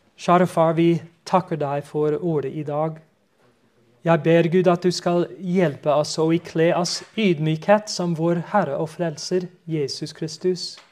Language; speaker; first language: Norwegian; non-native, fluent; English